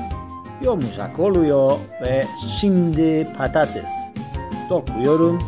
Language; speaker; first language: Turkish; non-native, learner; Spanish